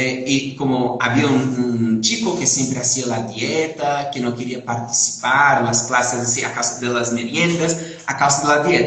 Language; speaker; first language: Spanish; non-native, fluent; Portuguese